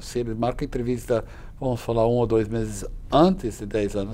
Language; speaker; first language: Portuguese; non-native, fluent; English